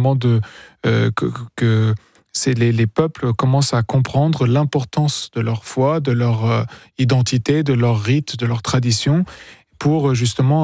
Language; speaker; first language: French; non-native, local second language; Arabic